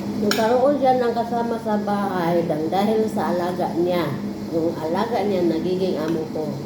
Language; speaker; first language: Filipino; non-native, local second language; Northern Hindko